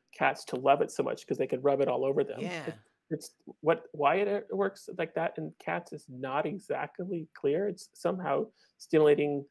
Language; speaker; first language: English; native; English